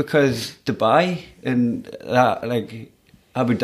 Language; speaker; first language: English; native; English